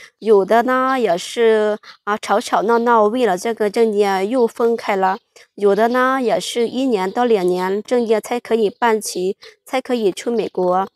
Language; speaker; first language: Chinese; non-native, fluent; Hmong